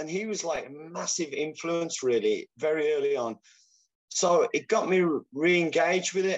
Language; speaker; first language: English; native; English